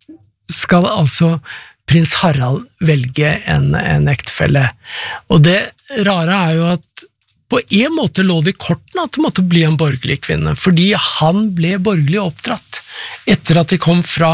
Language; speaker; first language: Norwegian; native; Norwegian